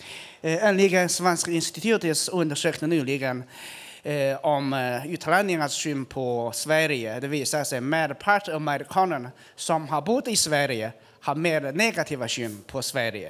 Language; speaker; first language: Swedish; non-native, fluent; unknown